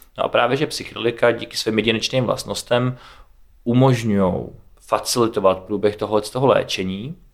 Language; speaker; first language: Czech; native; Czech